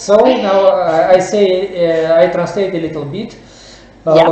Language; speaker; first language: English; non-native, learner; Russian